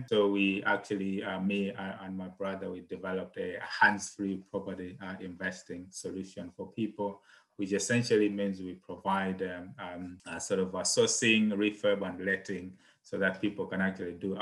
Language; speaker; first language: English; non-native, local second language; Nyanja